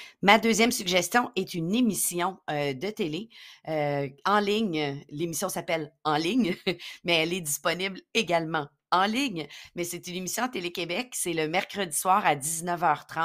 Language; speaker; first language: French; native; French